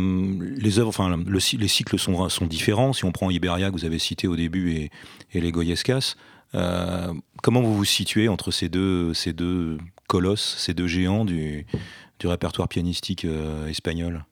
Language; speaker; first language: French; native; French